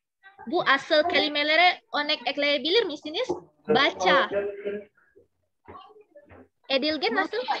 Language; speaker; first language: Turkish; non-native, learner; Indonesian